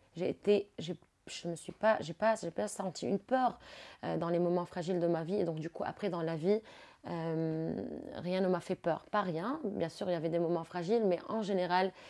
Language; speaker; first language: French; non-native, local second language; Arabic